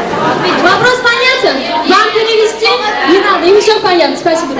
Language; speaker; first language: Russian; non-native, local second language; Uzbek